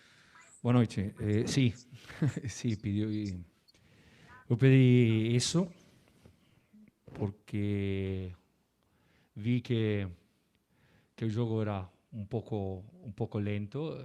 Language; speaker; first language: Portuguese; non-native, learner; Spanish